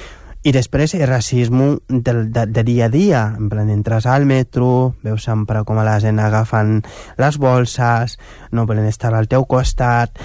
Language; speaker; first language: Catalan; non-native, local second language; Wolof